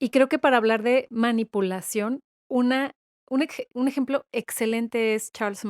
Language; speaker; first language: Spanish; native; Spanish